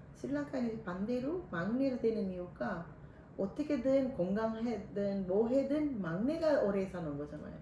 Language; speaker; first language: Korean; non-native, fluent; Sinhala